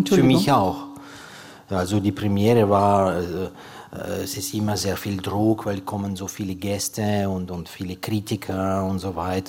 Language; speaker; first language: German; non-native, fluent; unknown